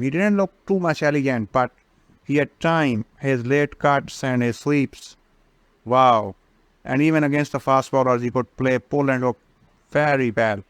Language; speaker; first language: English; non-native, local second language; Urdu